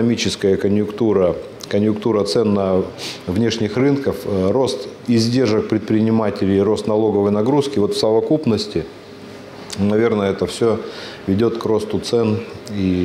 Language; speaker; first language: Russian; native; Russian